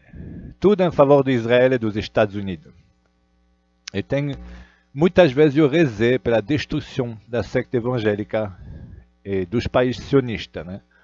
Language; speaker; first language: Portuguese; non-native, fluent; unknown